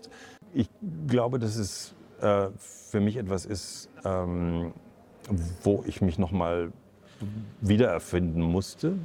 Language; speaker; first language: German; native; German